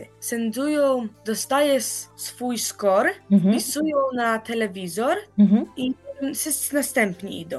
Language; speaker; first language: Polish; early bilingual, heritage; Polish